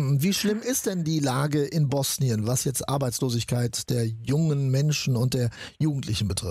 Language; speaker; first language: German; native; German